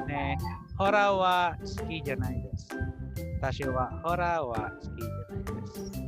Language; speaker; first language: Japanese; non-native, fluent; Filipino